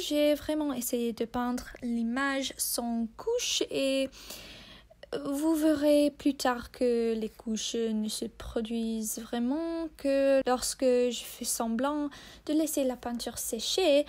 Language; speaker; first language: French; non-native, learner; English